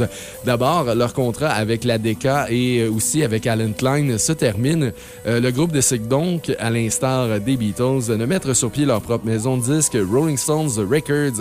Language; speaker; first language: French; native; French